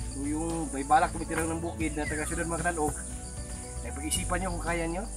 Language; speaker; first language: Filipino; non-native, local second language; Cebuano